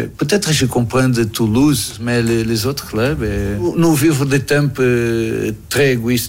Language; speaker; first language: French; non-native, learner; Portuguese